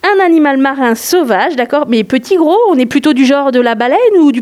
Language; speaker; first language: French; native; French